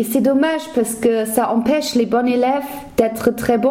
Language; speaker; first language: French; non-native, fluent; German